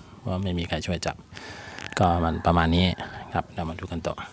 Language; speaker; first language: Thai; native; Thai